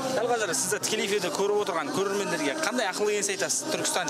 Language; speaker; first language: Kazakh; native; Kazakh